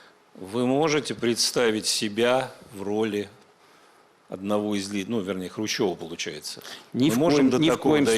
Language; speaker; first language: Russian; native; Russian